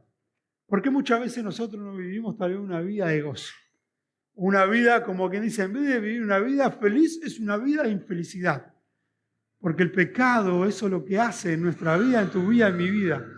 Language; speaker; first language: Spanish; native; Spanish